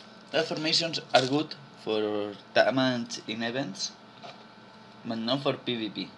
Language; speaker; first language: English; non-native, learner; Spanish